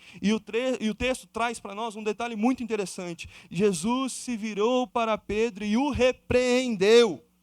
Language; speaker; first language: Portuguese; native; Portuguese